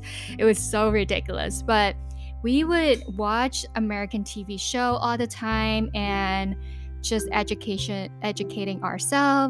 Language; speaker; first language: English; non-native, local second language; Cantonese